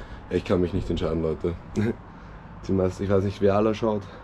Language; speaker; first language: German; native; German